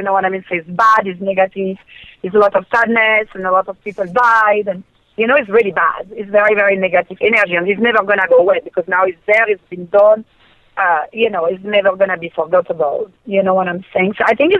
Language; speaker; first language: English; non-native, fluent; French